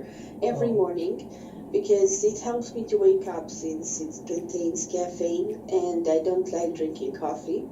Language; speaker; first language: English; non-native, fluent; Bosnian